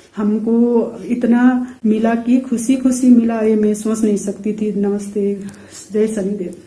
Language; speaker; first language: Hindi; non-native, local second language; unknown